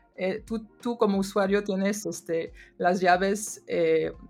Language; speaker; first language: Spanish; non-native, fluent; French